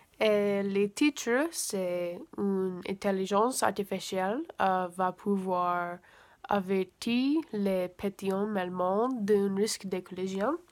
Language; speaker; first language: French; non-native, learner; English